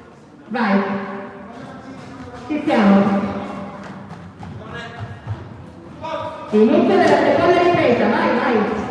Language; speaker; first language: Italian; native; Italian